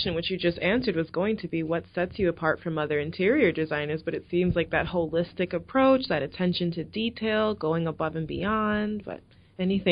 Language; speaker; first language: English; native; English